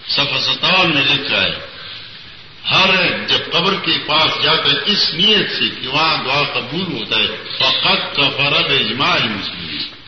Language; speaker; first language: Urdu; non-native, local second language; Pashto